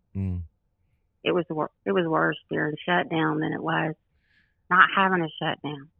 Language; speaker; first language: English; native; English